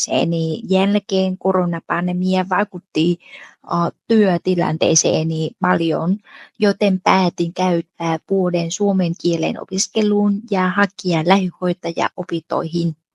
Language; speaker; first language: Finnish; non-native, fluent; Vietnamese